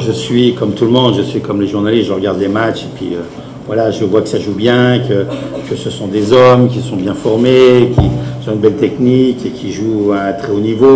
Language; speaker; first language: French; native; French